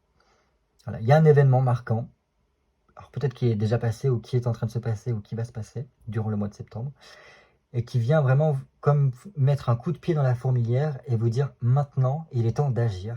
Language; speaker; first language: French; native; French